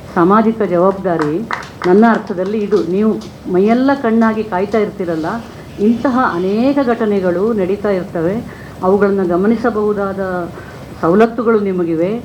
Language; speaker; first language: Kannada; native; Kannada